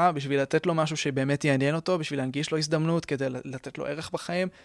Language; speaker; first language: Hebrew; native; Hebrew